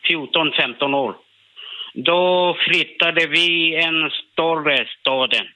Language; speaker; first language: Swedish; non-native, learner; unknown